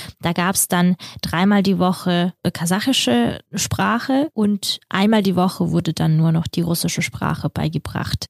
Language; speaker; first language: German; early bilingual, other home language; Russian